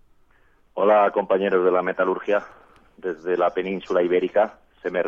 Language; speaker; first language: Spanish; native; Spanish